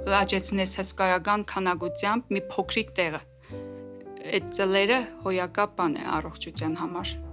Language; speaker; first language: Armenian; native; Armenian